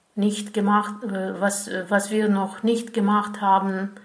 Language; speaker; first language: German; non-native, fluent; Russian